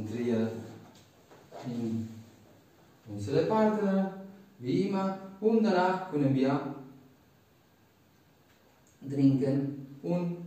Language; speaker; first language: German; non-native, learner; Spanish